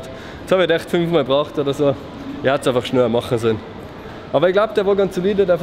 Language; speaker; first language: German; native; German